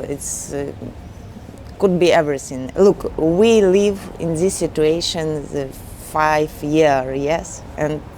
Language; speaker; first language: English; non-native, learner; Ukrainian